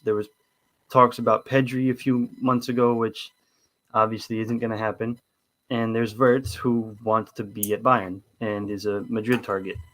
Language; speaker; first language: English; native; English